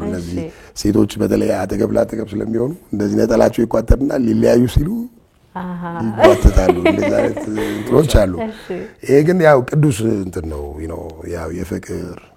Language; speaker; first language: Amharic; non-native, local second language; Tigrinya